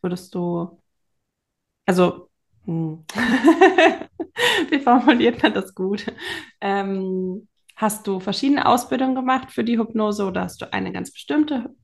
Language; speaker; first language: German; native; German